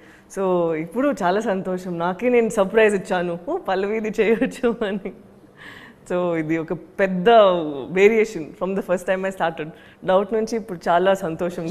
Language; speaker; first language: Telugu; non-native, fluent; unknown